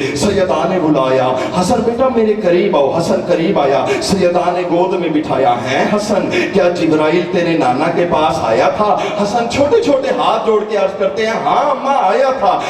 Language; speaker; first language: Urdu; non-native, local second language; Saraiki